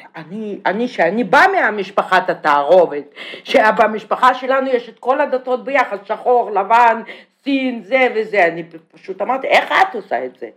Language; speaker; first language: Hebrew; non-native, fluent; Russian